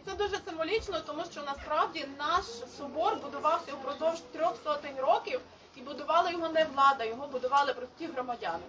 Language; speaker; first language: Ukrainian; native; Ukrainian